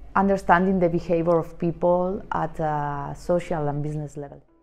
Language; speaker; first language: English; non-native, fluent; Spanish